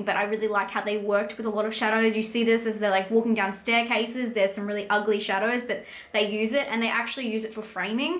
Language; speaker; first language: English; native; English